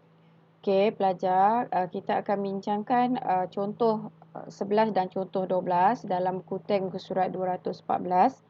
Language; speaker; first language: Malay; native; Malay